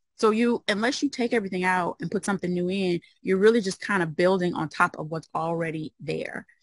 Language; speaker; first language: English; native; English